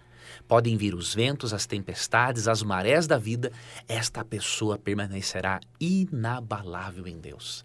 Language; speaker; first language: Portuguese; native; Portuguese